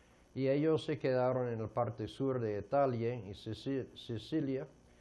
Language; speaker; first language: Spanish; non-native, fluent; English